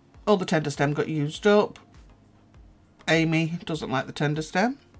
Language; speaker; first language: English; native; English